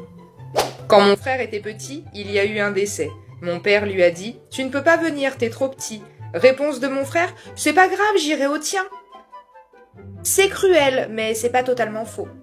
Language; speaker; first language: French; native; French